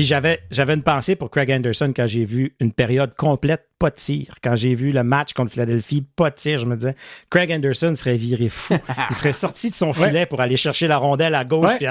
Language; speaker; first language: French; native; French